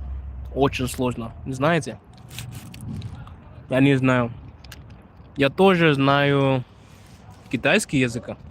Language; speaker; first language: Russian; non-native, learner; Shona